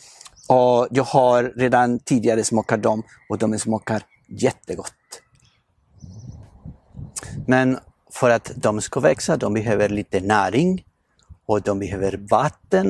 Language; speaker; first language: Swedish; non-native, fluent; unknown